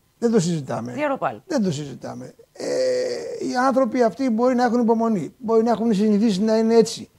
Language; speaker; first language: Greek; native; Greek